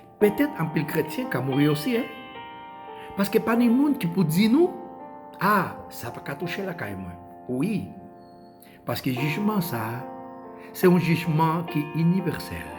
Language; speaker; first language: Haitian Creole; non-native, fluent; Spanish